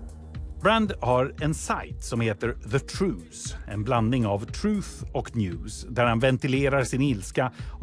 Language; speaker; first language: Swedish; native; Swedish